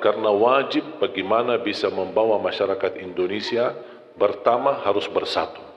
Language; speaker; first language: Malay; non-native, fluent; Arabic